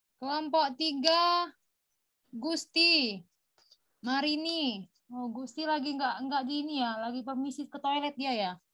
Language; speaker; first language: Indonesian; native; Indonesian